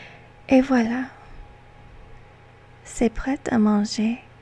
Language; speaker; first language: French; non-native, learner; English